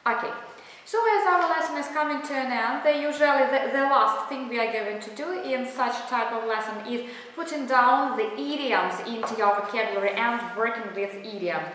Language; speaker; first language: English; non-native, fluent; Russian